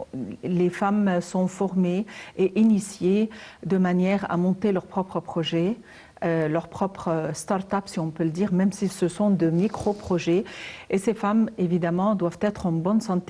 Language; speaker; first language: French; non-native, fluent; Arabic